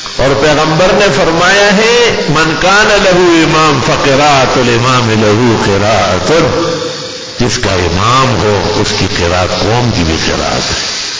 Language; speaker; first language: Urdu; non-native, local second language; Pashto